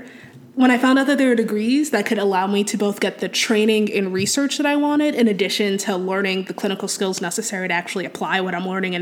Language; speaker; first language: English; native; English